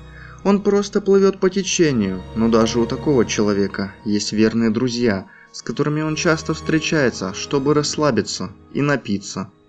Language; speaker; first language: Russian; native; Russian